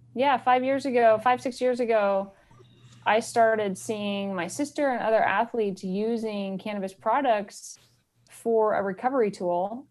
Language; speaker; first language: English; native; English